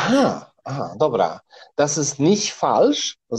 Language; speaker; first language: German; non-native, fluent; Polish